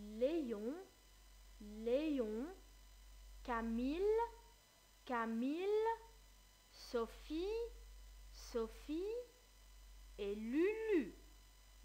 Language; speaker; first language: French; non-native, fluent; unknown